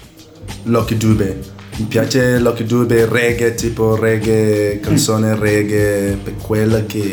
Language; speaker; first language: Italian; non-native, learner; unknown